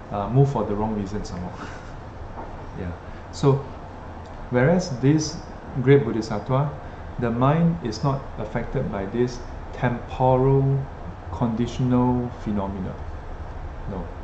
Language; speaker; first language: English; non-native, local second language; Chinese